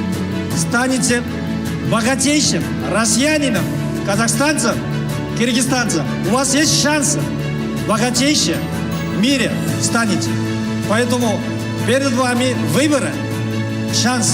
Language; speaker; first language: Russian; non-native, learner; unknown